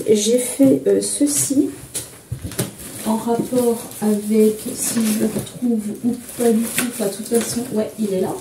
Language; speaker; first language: French; native; French